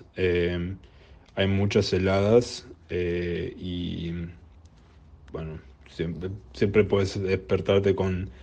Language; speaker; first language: Spanish; native; Spanish